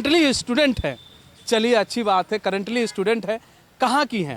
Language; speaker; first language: Hindi; native; Hindi